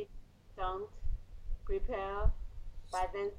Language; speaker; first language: English; non-native, learner; Chinese